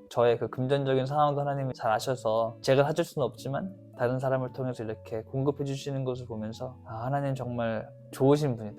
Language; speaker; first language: Korean; native; Korean